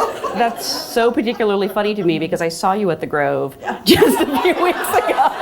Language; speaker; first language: English; native; English